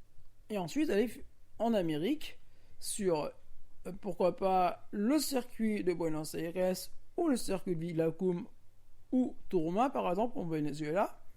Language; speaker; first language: French; native; French